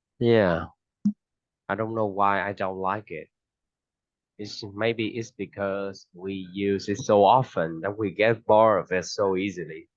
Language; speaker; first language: English; non-native, fluent; Vietnamese